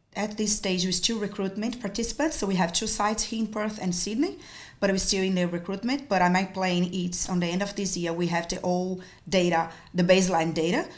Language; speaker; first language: English; non-native, fluent; Portuguese